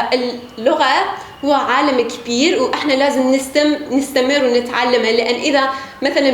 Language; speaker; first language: Arabic; non-native, fluent; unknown